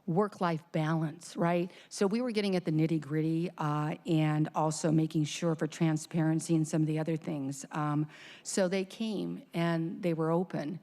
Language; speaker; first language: English; native; English